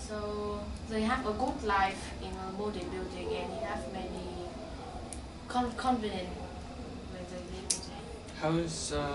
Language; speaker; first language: English; non-native, learner; Vietnamese